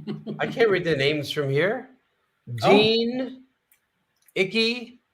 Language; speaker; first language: English; native; English